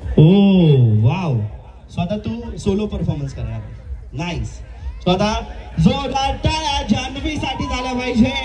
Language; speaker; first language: Marathi; non-native, local second language; Gujarati